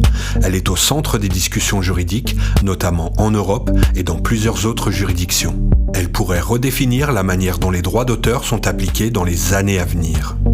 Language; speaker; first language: French; native; French